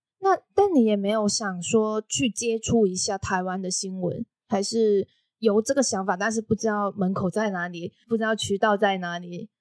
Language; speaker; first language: Chinese; non-native, local second language; Cantonese